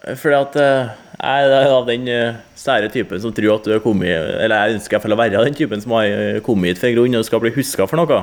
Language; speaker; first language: Norwegian; native; Norwegian